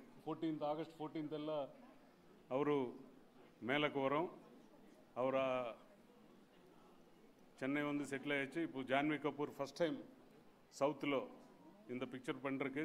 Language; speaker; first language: Tamil; non-native, learner; Telugu